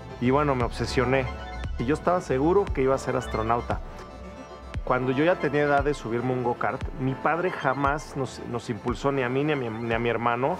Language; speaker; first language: Spanish; native; Spanish